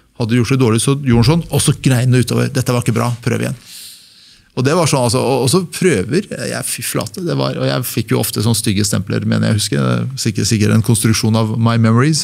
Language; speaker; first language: Norwegian; early bilingual, other home language; Persian